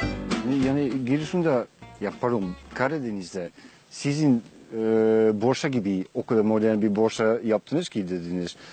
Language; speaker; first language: Turkish; non-native, learner; Dutch